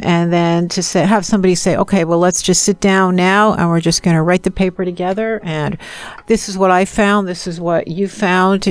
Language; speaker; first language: English; native; English